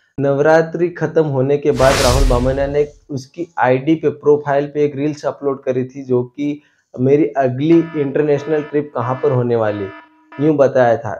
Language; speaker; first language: Hindi; native; Hindi